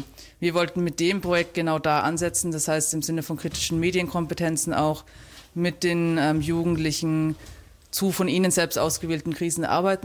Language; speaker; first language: German; native; German